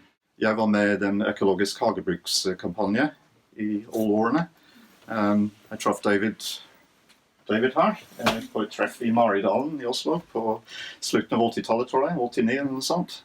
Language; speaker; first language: Norwegian; non-native, fluent; English